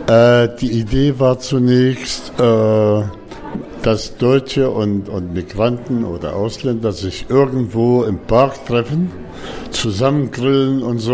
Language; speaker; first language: German; non-native, fluent; Arabic